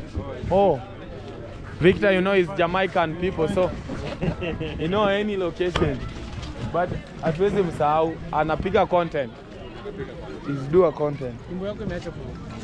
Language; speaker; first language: English; non-native, learner; Swahili